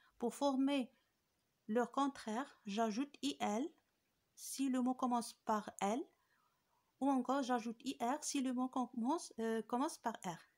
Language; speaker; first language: French; non-native, local second language; Arabic